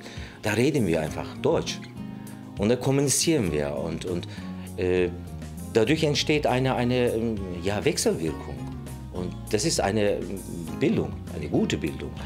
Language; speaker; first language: German; non-native, fluent; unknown